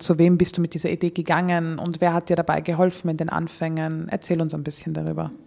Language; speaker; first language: German; early bilingual, other home language; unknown